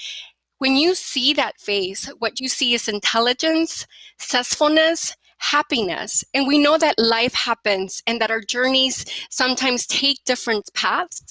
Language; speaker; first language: English; early bilingual, other home language; Spanish